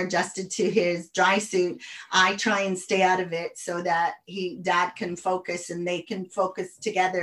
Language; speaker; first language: English; native; English